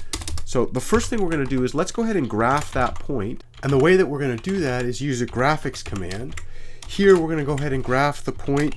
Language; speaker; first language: English; native; English